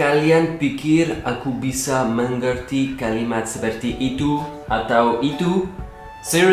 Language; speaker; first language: Indonesian; non-native, learner; French